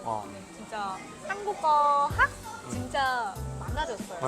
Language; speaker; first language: Korean; non-native, fluent; Vietnamese